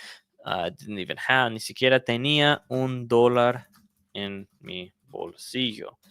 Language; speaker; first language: Spanish; non-native, fluent; English